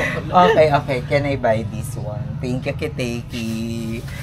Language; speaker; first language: English; non-native, local second language; Filipino